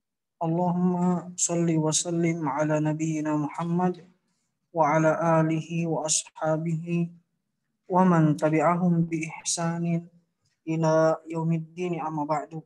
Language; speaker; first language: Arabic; non-native, fluent; Indonesian